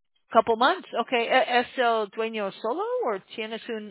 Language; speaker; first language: Spanish; non-native, learner; English